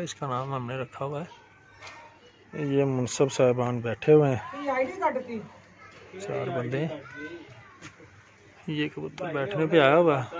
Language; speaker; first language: Hindi; non-native, local second language; Punjabi